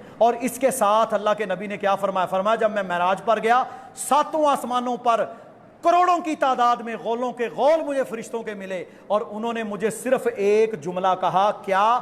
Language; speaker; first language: Urdu; non-native, local second language; Punjabi